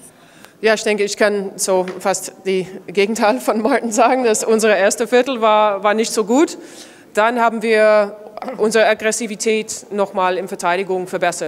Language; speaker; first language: German; non-native, fluent; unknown